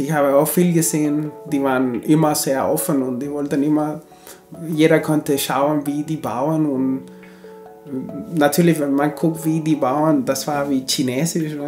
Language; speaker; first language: German; non-native, fluent; Spanish